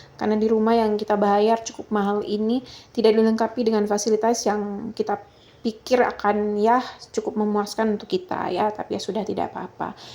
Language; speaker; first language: Indonesian; native; Indonesian